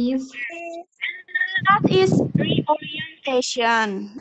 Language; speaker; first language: English; non-native, learner; Indonesian